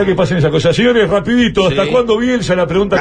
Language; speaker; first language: Spanish; native; Spanish